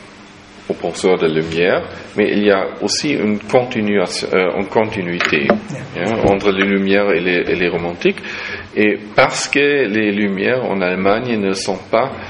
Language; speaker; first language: French; non-native, fluent; German